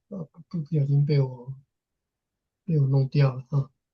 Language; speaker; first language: Chinese; native; Chinese